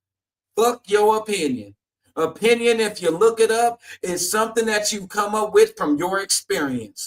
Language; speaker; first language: English; native; English